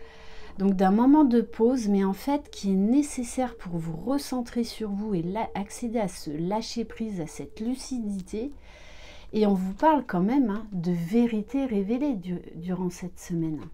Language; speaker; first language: French; native; French